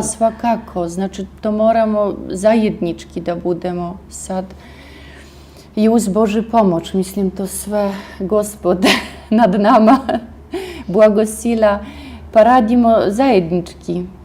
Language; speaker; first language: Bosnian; non-native, fluent; Russian